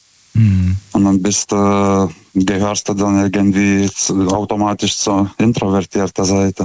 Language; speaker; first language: German; native; German